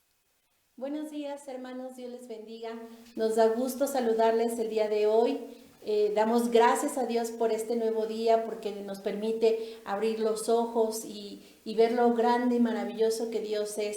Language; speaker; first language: Spanish; native; Spanish